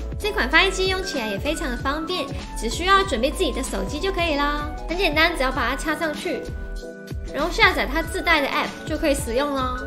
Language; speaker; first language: Chinese; non-native, local second language; Cantonese